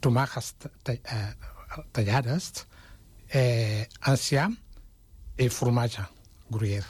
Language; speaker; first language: Catalan; non-native, fluent; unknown